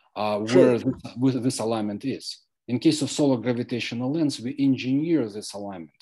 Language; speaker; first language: English; non-native, fluent; Russian